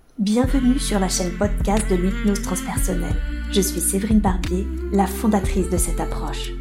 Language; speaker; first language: French; native; French